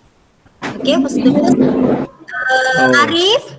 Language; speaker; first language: English; non-native, fluent; Indonesian